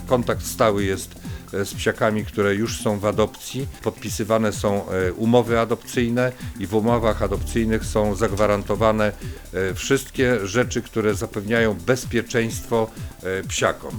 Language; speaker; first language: Polish; native; Polish